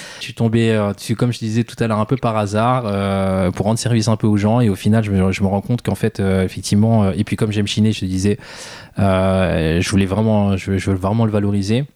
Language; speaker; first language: French; early bilingual, other home language; Khmer